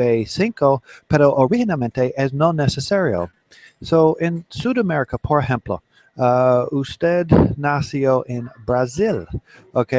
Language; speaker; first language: Spanish; non-native, learner; English